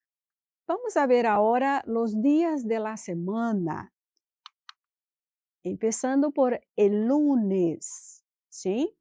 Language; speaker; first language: Spanish; non-native, fluent; Portuguese